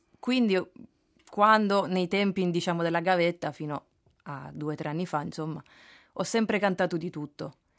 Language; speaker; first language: Italian; native; Italian